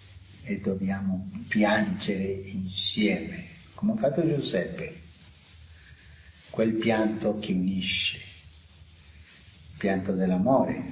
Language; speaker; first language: Italian; non-native, fluent; Spanish